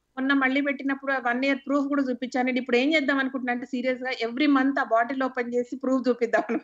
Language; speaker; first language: Telugu; native; Telugu